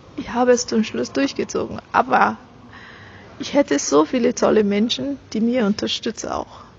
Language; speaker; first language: German; non-native, fluent; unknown